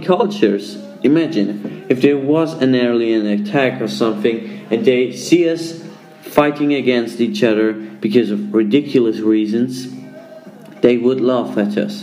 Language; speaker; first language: English; non-native, fluent; Swiss German